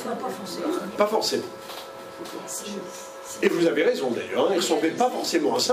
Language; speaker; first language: French; native; French